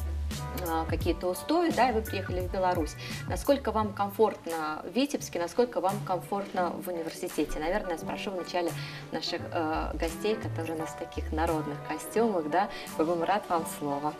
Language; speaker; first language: Russian; native; Russian